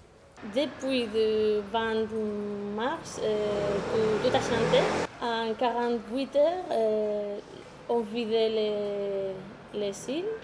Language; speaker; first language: French; non-native, fluent; Spanish